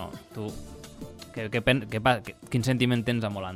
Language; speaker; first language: Catalan; native; Catalan